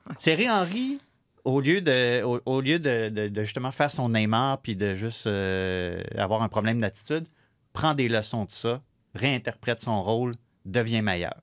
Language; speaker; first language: French; native; French